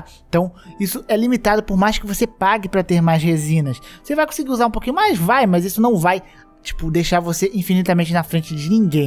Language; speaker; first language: Portuguese; native; Portuguese